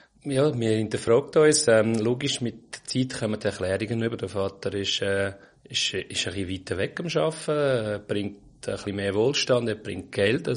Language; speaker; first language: German; non-native, fluent; Portuguese